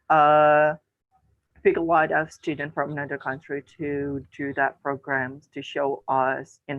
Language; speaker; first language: English; non-native, learner; Indonesian